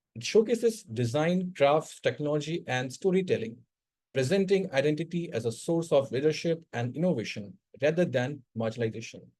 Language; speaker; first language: English; non-native, local second language; Hindi